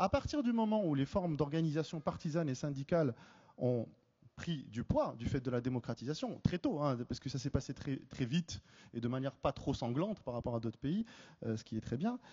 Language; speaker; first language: French; native; French